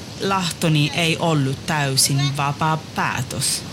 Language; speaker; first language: Finnish; non-native, learner; Italian